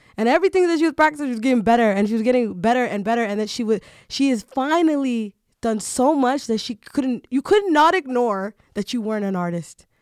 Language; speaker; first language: English; early bilingual, other home language; Somali